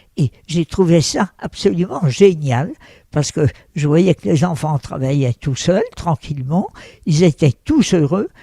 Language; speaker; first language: French; early bilingual, other home language; Russian